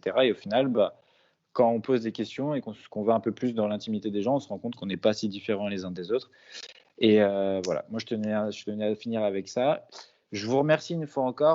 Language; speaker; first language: French; native; French